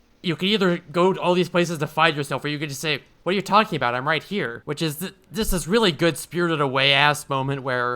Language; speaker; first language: English; native; English